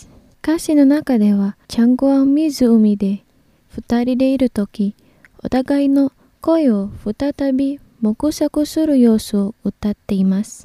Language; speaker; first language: Japanese; non-native, fluent; Indonesian